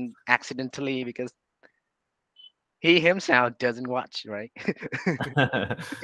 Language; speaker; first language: English; non-native, learner; Vietnamese